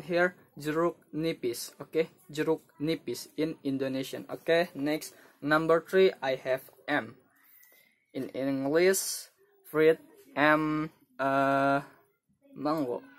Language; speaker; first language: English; non-native, learner; Indonesian